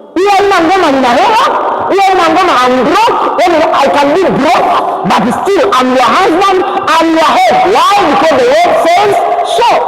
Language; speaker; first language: English; non-native, local second language; Swahili